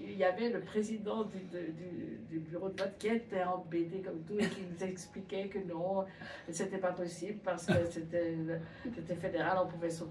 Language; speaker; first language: French; native; French